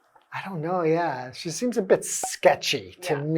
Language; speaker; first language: English; native; English